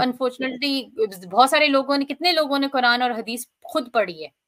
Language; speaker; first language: Hindi; early bilingual, heritage; Hindi